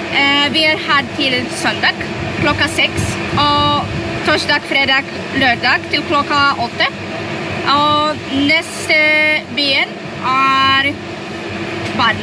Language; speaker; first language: Swedish; non-native, learner; Polish